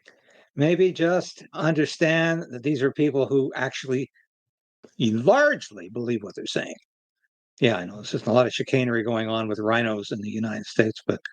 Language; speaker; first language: English; native; English